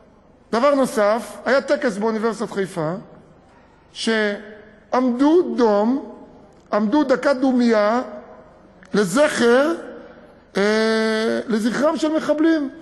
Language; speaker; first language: Hebrew; native; Hebrew